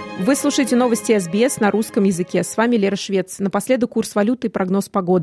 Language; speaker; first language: Russian; native; Russian